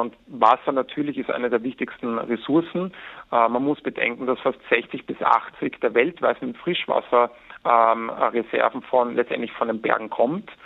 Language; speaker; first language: German; native; German